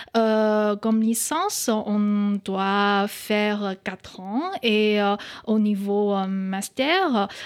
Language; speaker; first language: French; non-native, fluent; Chinese